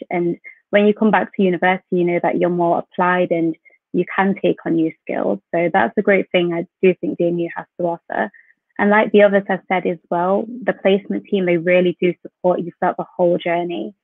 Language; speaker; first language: English; native; English